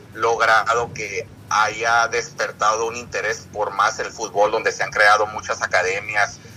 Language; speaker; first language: Spanish; native; Spanish